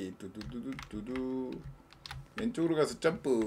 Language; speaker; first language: Korean; native; Korean